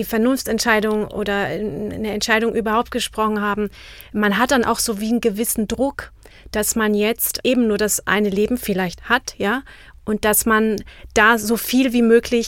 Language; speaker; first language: German; non-native, fluent; Czech